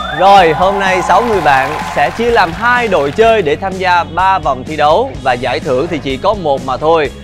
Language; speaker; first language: Vietnamese; native; Vietnamese